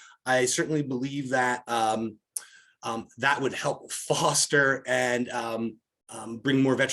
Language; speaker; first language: English; native; English